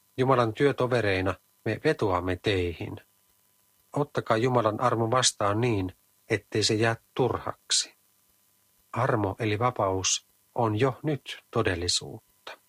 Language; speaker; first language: Finnish; native; Finnish